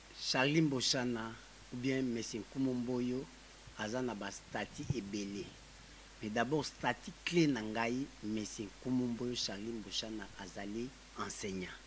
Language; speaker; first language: Lingala; native; Lingala